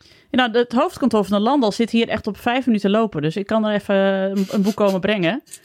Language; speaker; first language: Dutch; native; Dutch